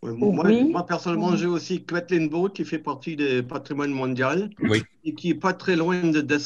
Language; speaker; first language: French; non-native, fluent; German